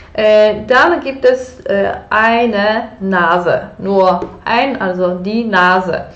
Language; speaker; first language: German; non-native, fluent; Polish